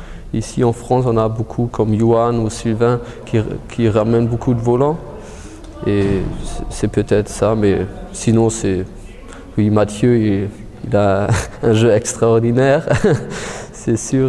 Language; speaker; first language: French; early bilingual, heritage; German